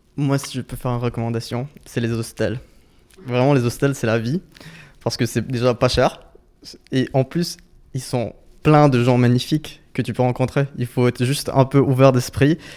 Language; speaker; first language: French; non-native, fluent; Spanish